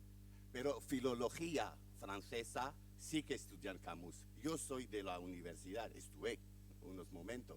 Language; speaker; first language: Spanish; non-native, fluent; Arabic